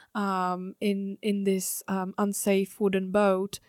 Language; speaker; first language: English; non-native, fluent; Slovak